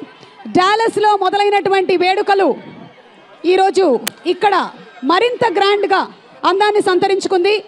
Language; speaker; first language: Telugu; native; Telugu